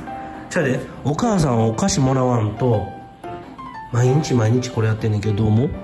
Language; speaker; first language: Japanese; native; Japanese